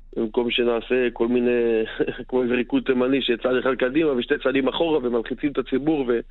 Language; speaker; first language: Hebrew; native; Hebrew